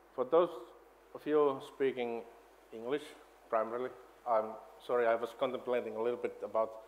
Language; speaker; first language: English; non-native, fluent; Finnish